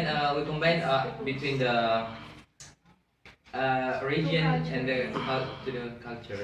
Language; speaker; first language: English; non-native, learner; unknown